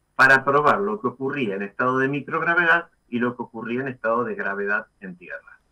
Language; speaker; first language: Spanish; native; Spanish